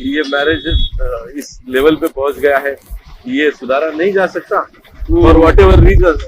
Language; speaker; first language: Hindi; non-native, local second language; Marathi